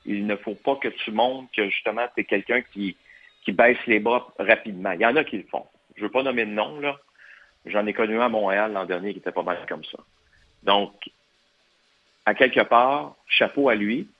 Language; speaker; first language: French; native; French